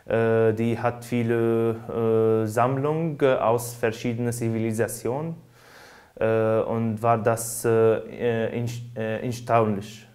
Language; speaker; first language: German; non-native, learner; Arabic